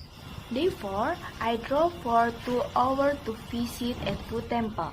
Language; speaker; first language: English; non-native, learner; Indonesian